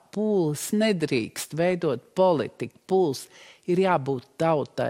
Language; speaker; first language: Latvian; native; Latvian